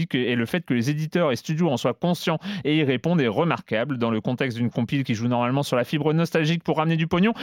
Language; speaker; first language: French; native; French